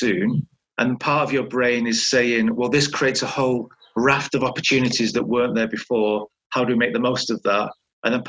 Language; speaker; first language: English; native; English